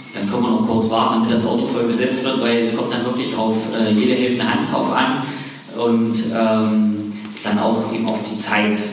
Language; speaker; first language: German; native; German